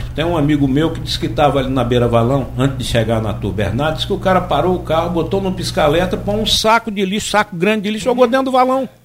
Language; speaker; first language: Portuguese; native; Portuguese